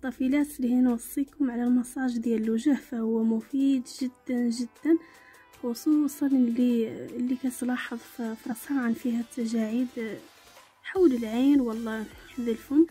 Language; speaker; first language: Arabic; native; Arabic